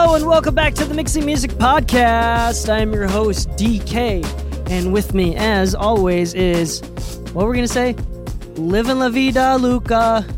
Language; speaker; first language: English; early bilingual, other home language; Japanese